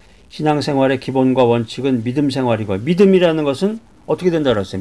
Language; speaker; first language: Korean; native; Korean